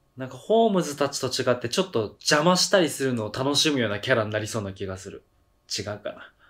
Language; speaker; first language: Japanese; native; Japanese